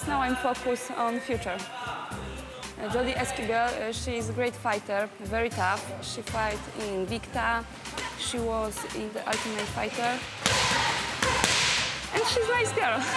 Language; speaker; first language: English; non-native, learner; Polish